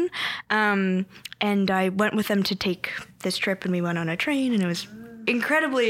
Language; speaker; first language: English; early bilingual, other home language; Korean